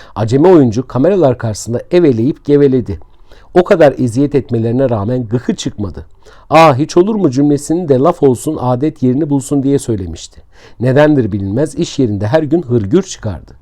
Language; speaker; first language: Turkish; native; Turkish